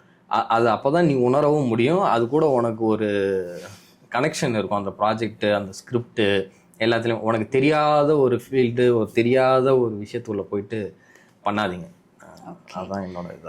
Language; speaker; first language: Tamil; native; Tamil